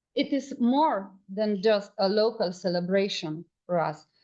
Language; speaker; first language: English; non-native, fluent; Slovenian